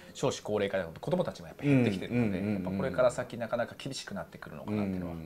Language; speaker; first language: Japanese; native; Japanese